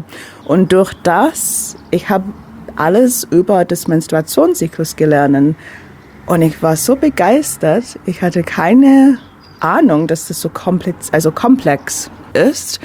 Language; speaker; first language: German; non-native, fluent; English